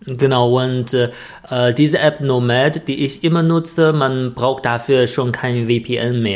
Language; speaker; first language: German; non-native, fluent; Chinese